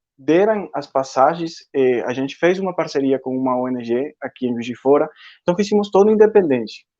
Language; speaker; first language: Portuguese; non-native, fluent; Spanish